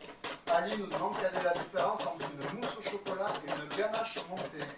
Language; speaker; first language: French; native; French